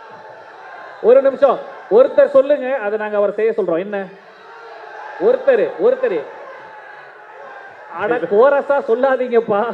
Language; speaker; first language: Tamil; native; Tamil